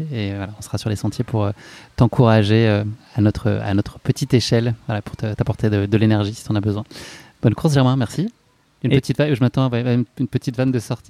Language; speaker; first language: French; native; French